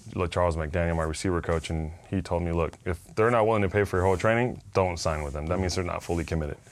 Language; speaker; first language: English; non-native, fluent; Spanish